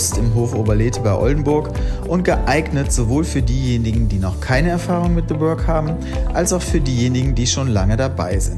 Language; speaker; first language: German; native; German